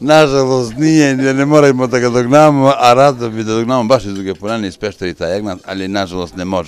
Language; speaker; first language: Croatian; native; Croatian